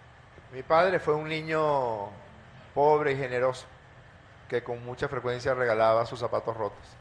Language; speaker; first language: Spanish; native; Spanish